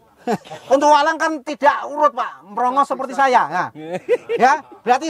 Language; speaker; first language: Indonesian; non-native, local second language; Javanese